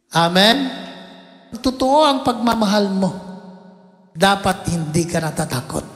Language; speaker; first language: Filipino; non-native, local second language; Cebuano